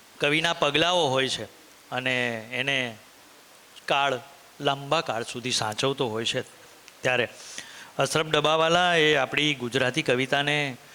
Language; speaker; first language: Gujarati; native; Gujarati